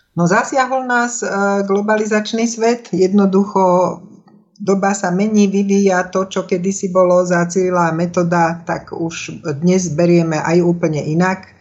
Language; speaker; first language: Slovak; native; Slovak